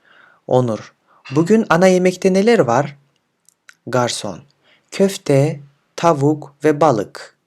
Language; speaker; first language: Turkish; non-native, fluent; Kyrgyz